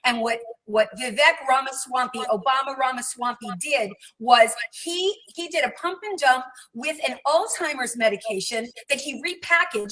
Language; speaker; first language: English; native; English